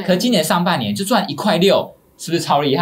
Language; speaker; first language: Chinese; native; Chinese